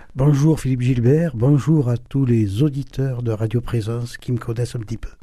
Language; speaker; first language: French; early bilingual, other home language; German